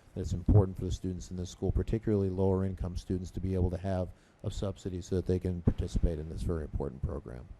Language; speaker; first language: English; native; English